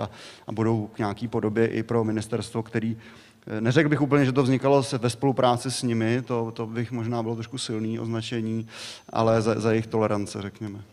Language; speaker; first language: Czech; native; Czech